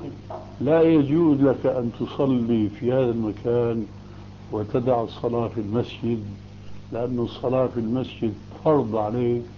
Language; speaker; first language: Arabic; early bilingual, other home language; Albanian